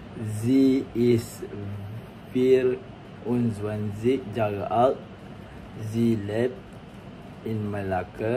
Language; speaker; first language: German; non-native, learner; Malay